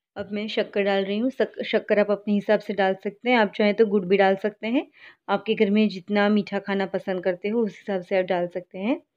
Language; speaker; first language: Hindi; non-native, local second language; Gujarati